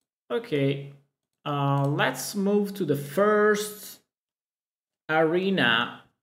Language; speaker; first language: English; non-native, fluent; Italian